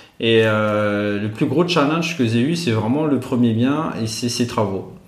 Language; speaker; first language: French; non-native, local second language; Malagasy